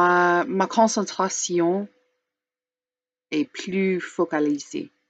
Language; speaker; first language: French; non-native, learner; English